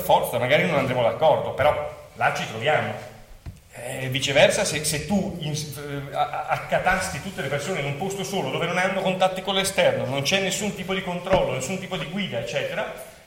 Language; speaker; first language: Italian; native; Italian